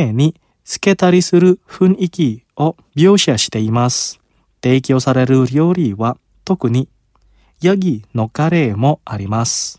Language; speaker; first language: Japanese; non-native, fluent; Indonesian